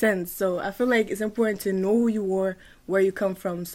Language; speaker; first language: English; non-native, fluent; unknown